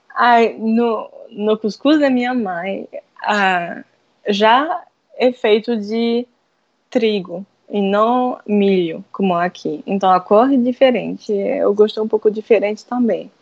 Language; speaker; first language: Portuguese; non-native, fluent; French